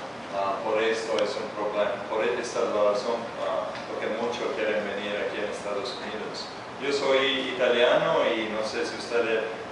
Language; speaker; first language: Spanish; non-native, fluent; Italian